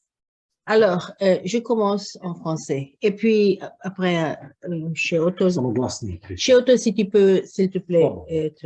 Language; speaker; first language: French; non-native, learner; Croatian